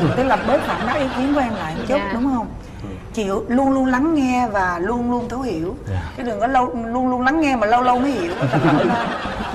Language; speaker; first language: Vietnamese; native; Vietnamese